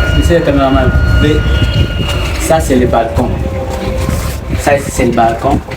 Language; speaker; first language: French; non-native, local second language; Rundi